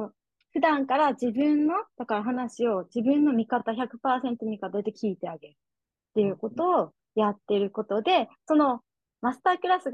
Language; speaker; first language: Japanese; native; Japanese